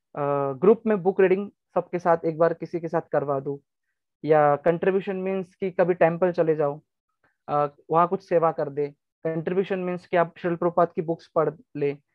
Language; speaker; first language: Hindi; non-native, local second language; Gujarati